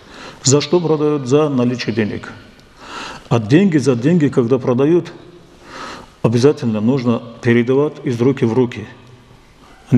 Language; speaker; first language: Russian; non-native, local second language; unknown